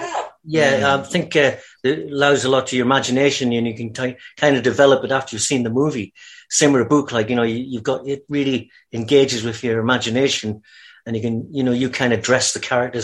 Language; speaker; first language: English; native; English